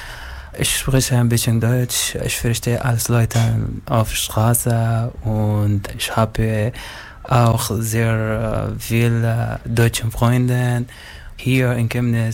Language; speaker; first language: German; non-native, learner; Arabic